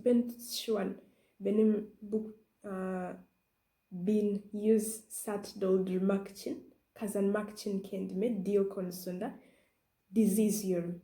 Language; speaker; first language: Turkish; non-native, learner; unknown